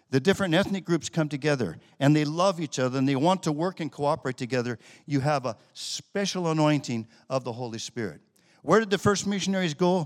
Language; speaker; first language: English; native; English